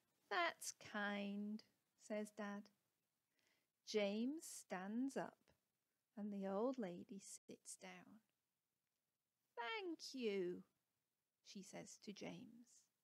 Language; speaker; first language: English; native; English